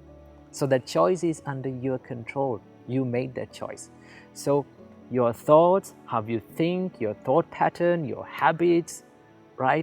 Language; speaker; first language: English; non-native, local second language; Sinhala